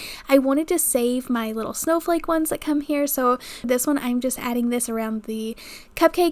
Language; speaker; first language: English; native; English